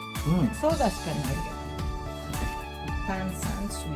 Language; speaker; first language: Japanese; non-native, fluent; Filipino